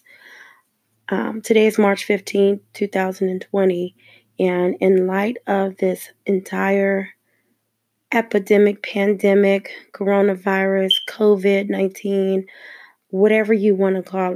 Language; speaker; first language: English; native; English